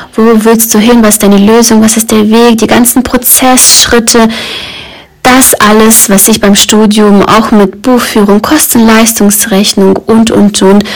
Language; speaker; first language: German; early bilingual, other home language; Russian